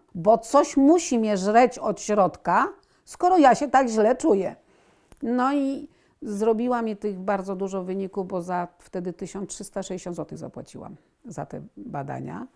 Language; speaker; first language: Polish; native; Polish